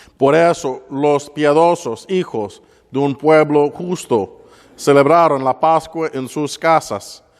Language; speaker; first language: Spanish; non-native, learner; English